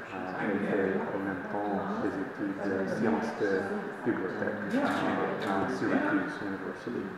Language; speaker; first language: French; non-native, fluent; English